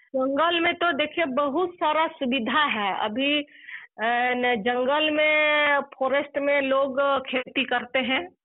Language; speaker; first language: Hindi; non-native, local second language; Santali